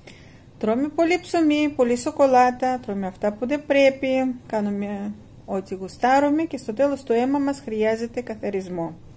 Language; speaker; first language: Greek; non-native, fluent; Russian